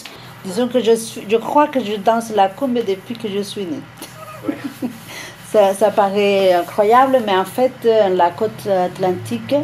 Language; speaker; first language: French; non-native, fluent; Spanish